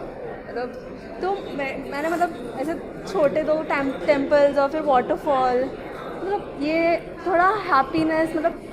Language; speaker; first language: Hindi; native; Hindi